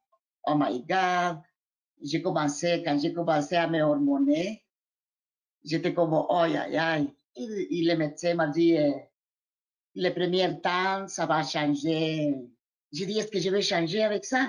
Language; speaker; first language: French; non-native, fluent; Spanish